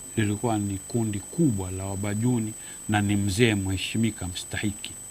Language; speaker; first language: Swahili; native; Swahili